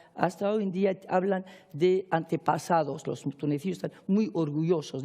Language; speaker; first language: Spanish; non-native, fluent; Arabic